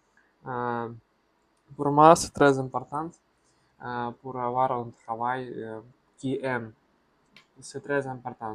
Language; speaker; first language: French; non-native, learner; Russian